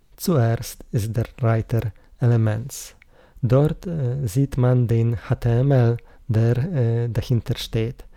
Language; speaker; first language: German; non-native, learner; Polish